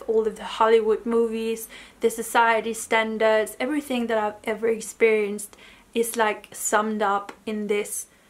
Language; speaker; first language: English; non-native, fluent; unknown